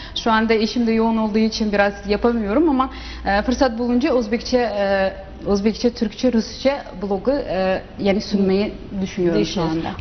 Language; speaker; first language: Turkish; non-native, fluent; Uzbek